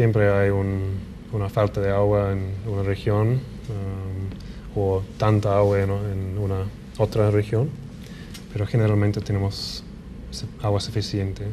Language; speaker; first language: Spanish; non-native, fluent; English